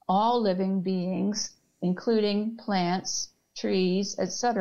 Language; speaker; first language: English; native; English